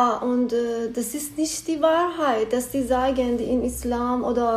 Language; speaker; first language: German; non-native, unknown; Persian